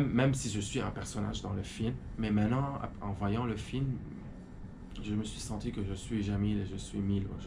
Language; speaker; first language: French; non-native, fluent; Arabic